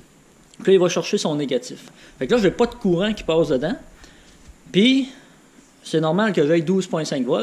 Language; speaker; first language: French; native; French